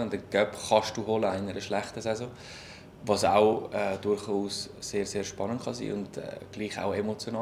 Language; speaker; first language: German; native; German